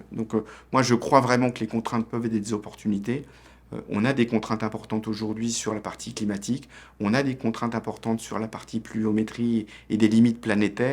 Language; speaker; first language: French; native; French